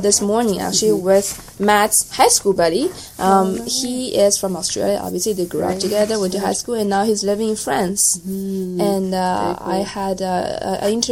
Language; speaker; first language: English; non-native, fluent; Chinese